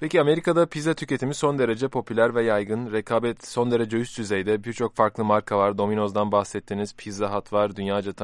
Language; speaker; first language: Turkish; native; Turkish